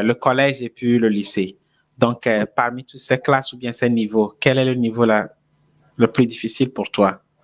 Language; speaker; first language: French; non-native, fluent; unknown